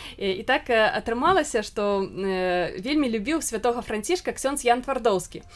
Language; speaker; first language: Belarusian; native; Belarusian